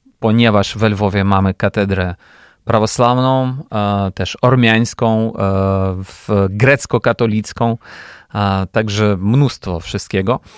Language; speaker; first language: Polish; non-native, fluent; Ukrainian